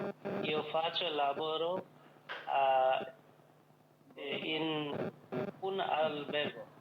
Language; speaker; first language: Italian; non-native, learner; Bangla